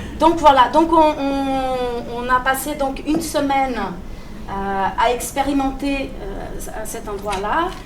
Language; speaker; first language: French; non-native, fluent; Portuguese